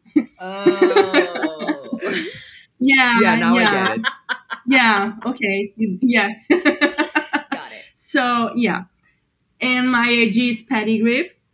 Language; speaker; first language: English; non-native, fluent; Portuguese